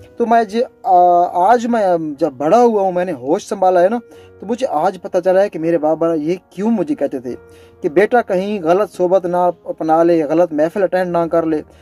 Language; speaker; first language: Urdu; non-native, local second language; Saraiki